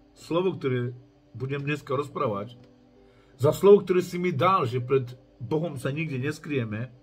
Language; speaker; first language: Slovak; non-native, local second language; Romany